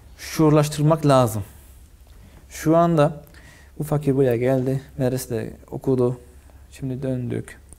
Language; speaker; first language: Turkish; non-native, fluent; Spanish